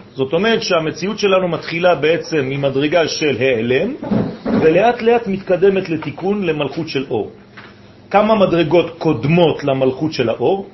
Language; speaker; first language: Hebrew; non-native, fluent; French